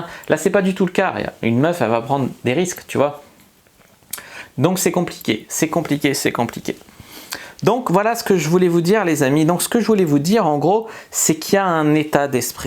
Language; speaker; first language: French; native; French